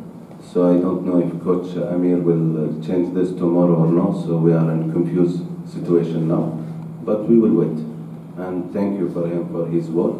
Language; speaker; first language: English; non-native, learner; Arabic